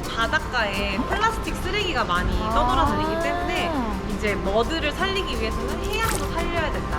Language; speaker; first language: Korean; native; Korean